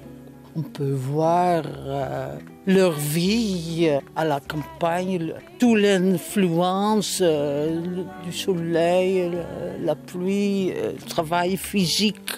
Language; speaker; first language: French; non-native, learner; Dutch